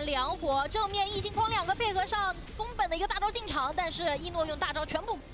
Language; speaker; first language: Chinese; native; Chinese